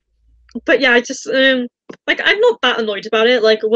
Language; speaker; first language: English; native; English